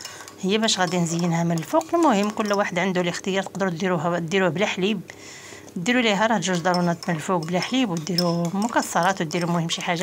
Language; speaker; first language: Arabic; native; Arabic